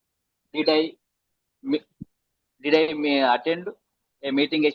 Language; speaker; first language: English; non-native, learner; Telugu